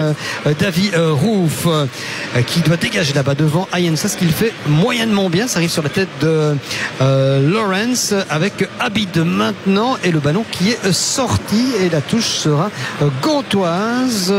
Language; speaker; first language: French; native; French